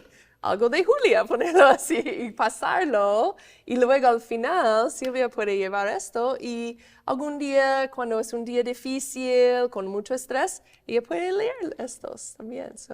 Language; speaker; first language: Spanish; non-native, fluent; English